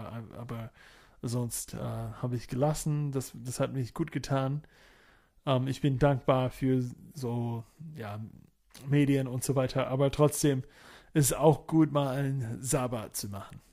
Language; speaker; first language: German; non-native, fluent; English